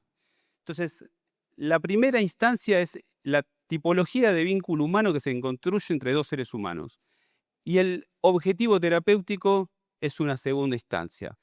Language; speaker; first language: Spanish; native; Spanish